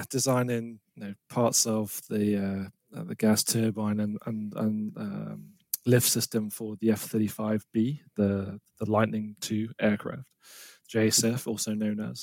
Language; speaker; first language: English; native; English